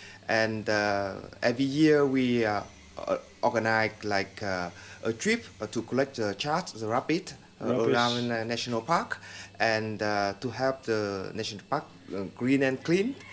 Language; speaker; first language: English; non-native, fluent; Vietnamese